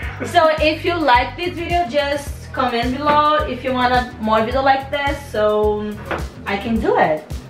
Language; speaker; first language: English; non-native, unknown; Portuguese